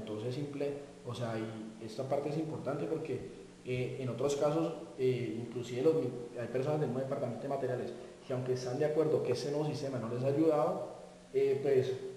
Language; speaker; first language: Spanish; native; Spanish